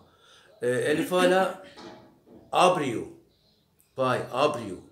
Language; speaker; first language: Portuguese; non-native, learner; Turkish